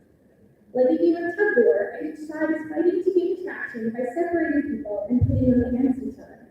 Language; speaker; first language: English; native; English